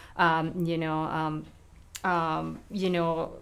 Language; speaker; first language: English; non-native, fluent; Spanish